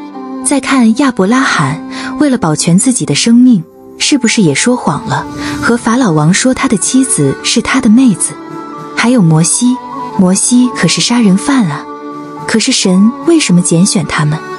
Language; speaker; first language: Chinese; native; Chinese